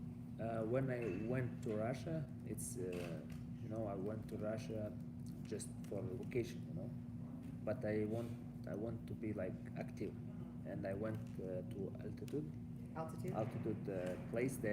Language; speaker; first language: English; non-native, learner; Russian